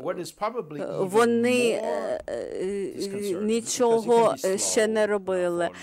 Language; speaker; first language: Ukrainian; non-native, fluent; English